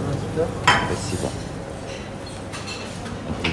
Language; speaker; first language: Russian; native; Russian